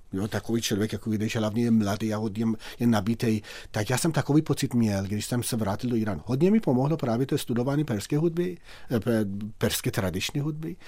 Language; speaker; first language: Czech; non-native, fluent; Persian